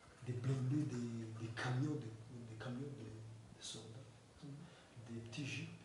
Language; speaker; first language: French; non-native, learner; Kinyarwanda